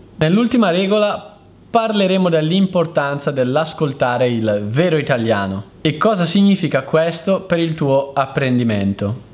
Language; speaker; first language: Italian; native; Italian